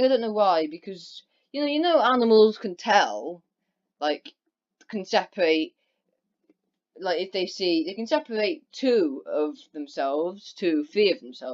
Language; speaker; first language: English; native; English